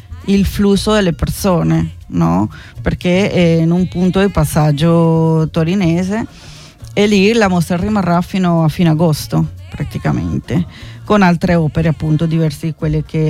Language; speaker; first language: Italian; non-native, fluent; Spanish